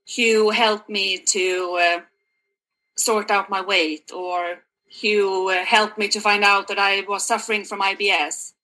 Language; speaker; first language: English; non-native, fluent; Swedish